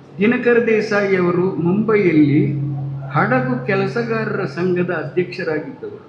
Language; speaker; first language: Kannada; non-native, local second language; Tulu